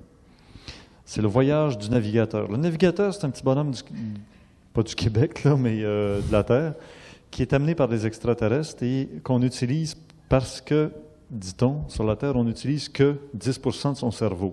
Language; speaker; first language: French; native; French